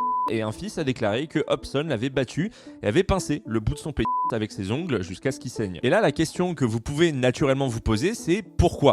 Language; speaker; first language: French; native; French